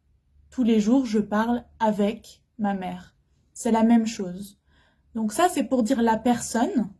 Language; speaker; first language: French; non-native, fluent; Arabic